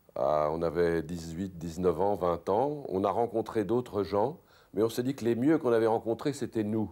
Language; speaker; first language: French; native; French